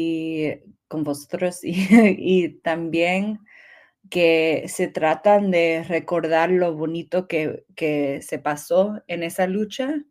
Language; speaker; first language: Spanish; early bilingual, heritage; English